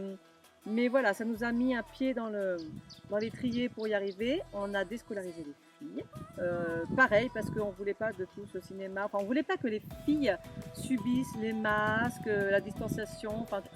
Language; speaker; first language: French; native; French